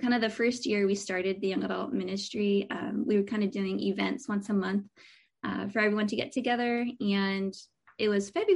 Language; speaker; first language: English; native; English